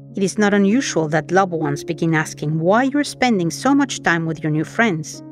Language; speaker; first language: English; non-native, fluent; Spanish